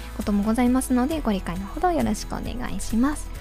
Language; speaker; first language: Japanese; native; Japanese